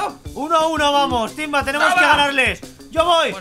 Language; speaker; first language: Spanish; native; Spanish